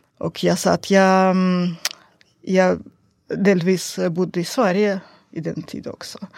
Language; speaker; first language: Swedish; non-native, learner; Russian